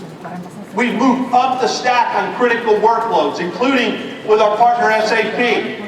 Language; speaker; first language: English; native; English